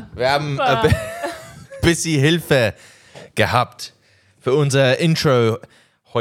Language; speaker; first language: German; non-native, learner; English